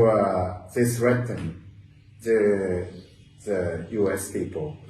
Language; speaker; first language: English; non-native, learner; Japanese